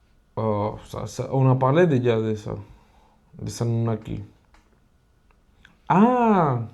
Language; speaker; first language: French; non-native, fluent; Spanish